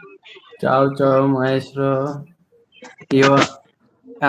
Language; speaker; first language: Italian; non-native, learner; Bangla